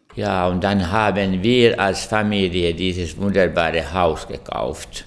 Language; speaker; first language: German; non-native, fluent; Finnish